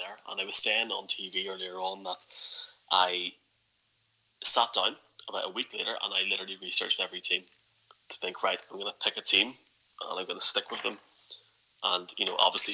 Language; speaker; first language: English; native; English